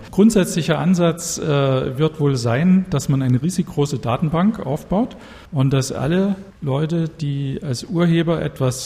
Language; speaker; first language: German; native; German